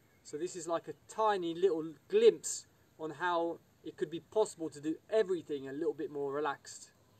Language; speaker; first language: English; native; English